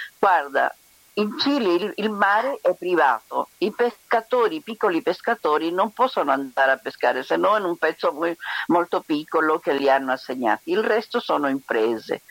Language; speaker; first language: Italian; non-native, fluent; Spanish